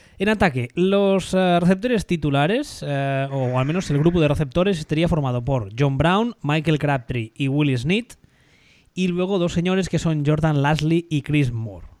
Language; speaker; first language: Spanish; native; Spanish